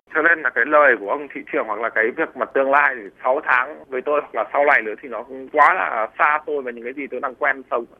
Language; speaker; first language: Vietnamese; native; Vietnamese